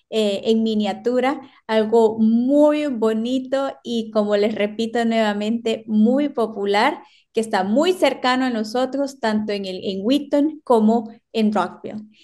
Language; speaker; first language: Spanish; native; Spanish